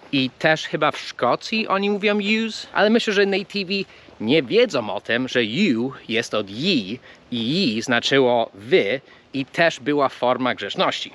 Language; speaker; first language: Polish; non-native, fluent; English